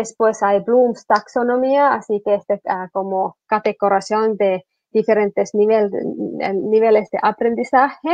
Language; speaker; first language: Spanish; non-native, fluent; Finnish